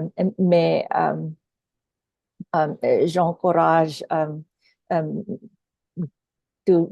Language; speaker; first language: French; non-native, local second language; Filipino